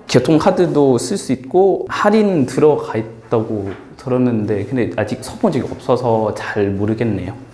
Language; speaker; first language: Korean; non-native, fluent; Lao